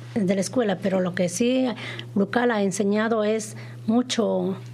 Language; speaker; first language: Spanish; native; Spanish